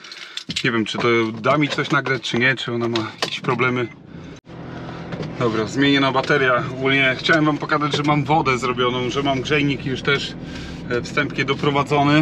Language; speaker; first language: Polish; native; Polish